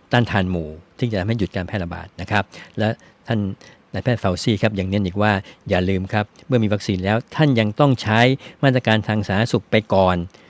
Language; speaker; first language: Thai; native; Thai